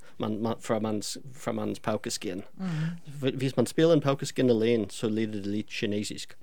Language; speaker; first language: Danish; non-native, fluent; English